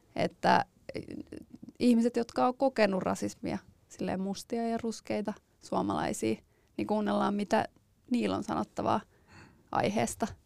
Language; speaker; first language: Finnish; native; Finnish